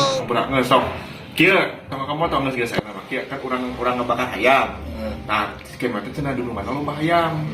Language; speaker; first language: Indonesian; non-native, local second language; Sundanese